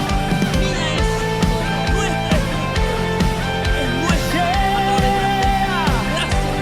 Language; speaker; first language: Spanish; native; Spanish